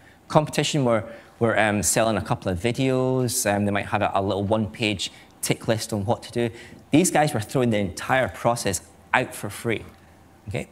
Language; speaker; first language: English; native; English